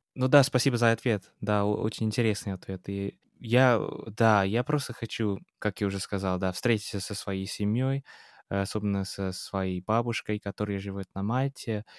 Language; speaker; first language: Russian; non-native, fluent; English